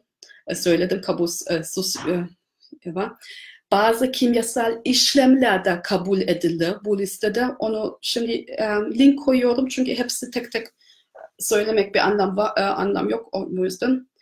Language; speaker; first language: Turkish; non-native, fluent; German